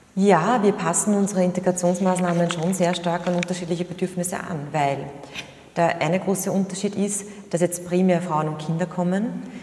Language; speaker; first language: German; native; German